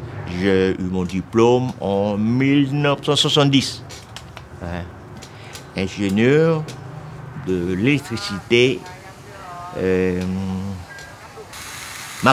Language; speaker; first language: French; non-native, local second language; Vietnamese